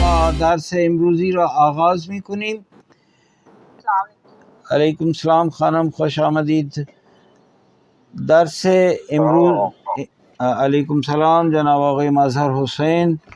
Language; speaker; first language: Persian; non-native, fluent; Urdu